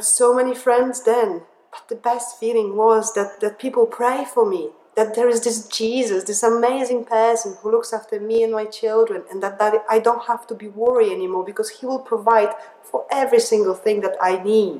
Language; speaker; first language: English; non-native, fluent; Polish